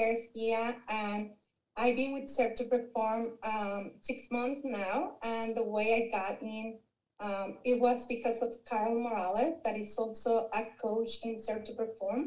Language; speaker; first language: English; non-native, fluent; Spanish